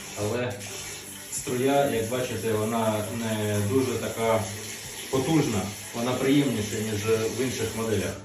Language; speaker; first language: Ukrainian; native; Ukrainian